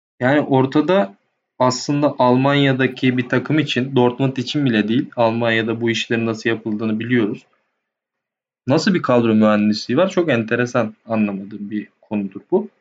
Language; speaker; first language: Turkish; native; Turkish